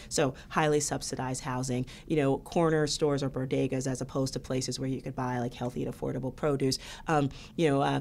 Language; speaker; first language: English; native; English